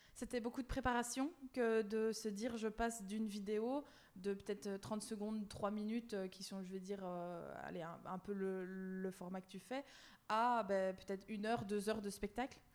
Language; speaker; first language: French; native; French